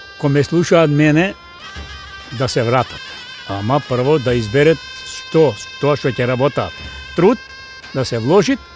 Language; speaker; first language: Macedonian; native; Macedonian